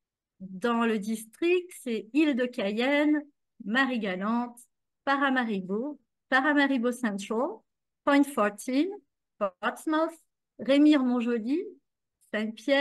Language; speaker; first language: French; native; French